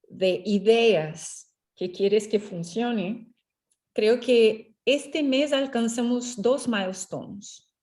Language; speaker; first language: Spanish; non-native, fluent; Portuguese